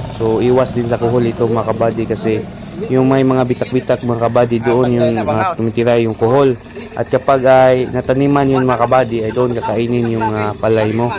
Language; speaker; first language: Filipino; non-native, local second language; Cebuano